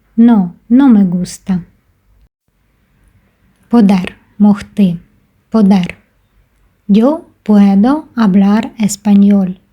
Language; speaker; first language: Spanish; non-native, fluent; Ukrainian